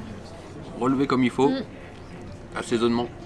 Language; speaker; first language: French; native; French